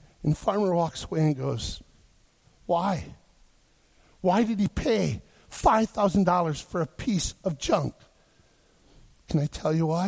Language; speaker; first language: English; native; English